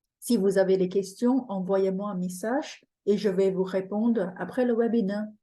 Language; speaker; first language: French; non-native, fluent; English